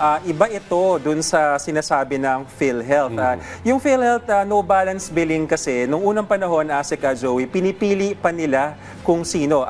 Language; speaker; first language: Filipino; native; Filipino